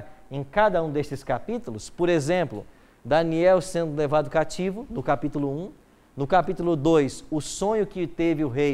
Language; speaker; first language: Portuguese; native; Portuguese